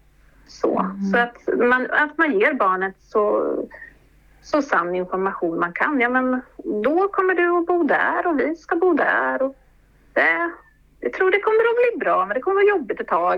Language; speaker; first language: Swedish; native; Swedish